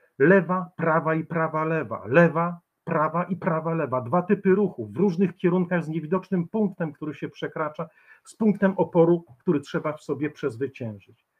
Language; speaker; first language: Polish; native; Polish